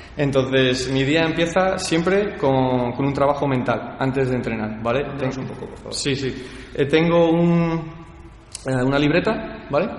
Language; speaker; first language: Spanish; early bilingual, heritage; Spanish